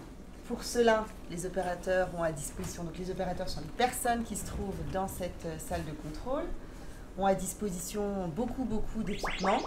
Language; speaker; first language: French; native; French